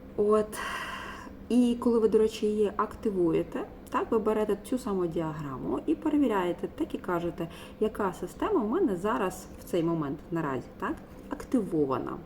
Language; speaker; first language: Ukrainian; non-native, local second language; Russian